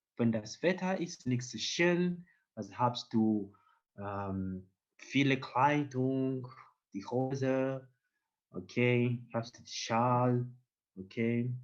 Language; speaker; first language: German; non-native, learner; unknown